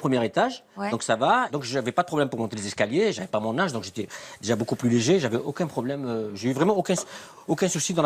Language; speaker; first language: French; native; French